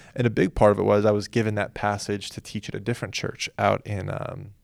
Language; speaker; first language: English; native; English